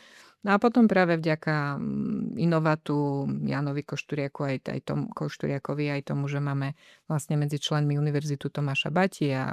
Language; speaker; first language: Slovak; native; Slovak